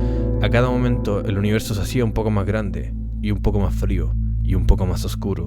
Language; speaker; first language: Spanish; native; Spanish